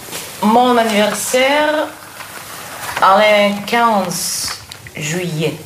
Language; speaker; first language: French; non-native, learner; Russian